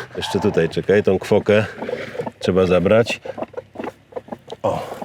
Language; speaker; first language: Polish; native; Polish